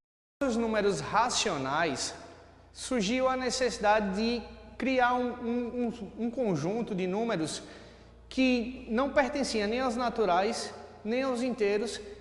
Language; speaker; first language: Portuguese; native; Portuguese